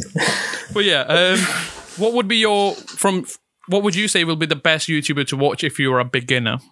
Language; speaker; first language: English; non-native, fluent; Italian